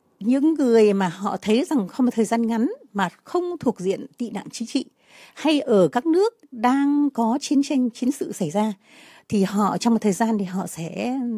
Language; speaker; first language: Vietnamese; native; Vietnamese